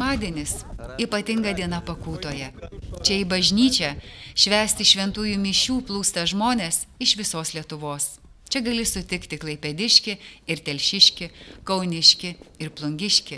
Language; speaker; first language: Lithuanian; native; Lithuanian